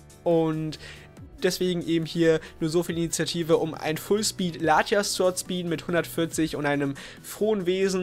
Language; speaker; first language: German; native; German